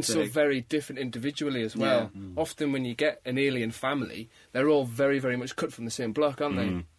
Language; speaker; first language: English; native; English